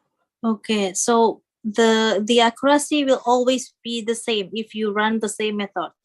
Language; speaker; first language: English; non-native, fluent; Indonesian